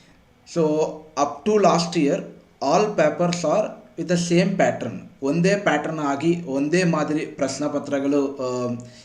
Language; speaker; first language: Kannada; non-native, fluent; Telugu